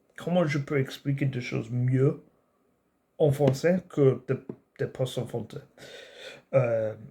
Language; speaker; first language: French; non-native, learner; English